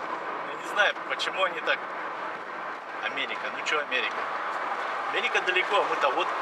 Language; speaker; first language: Russian; native; Russian